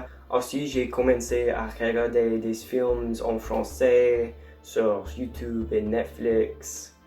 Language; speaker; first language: French; non-native, learner; English